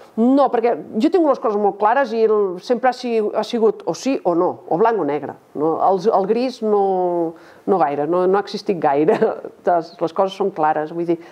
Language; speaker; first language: Catalan; native; Catalan